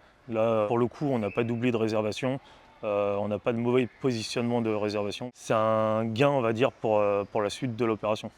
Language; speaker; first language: French; native; French